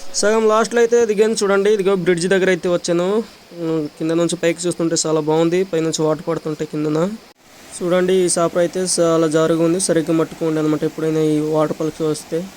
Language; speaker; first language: Telugu; native; Telugu